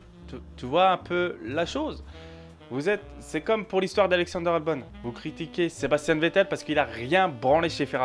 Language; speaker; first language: French; native; French